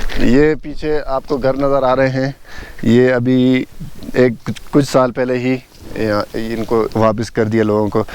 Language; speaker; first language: Urdu; non-native, local second language; Pashto